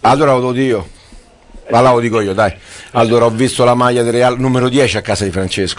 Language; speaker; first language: Italian; native; Italian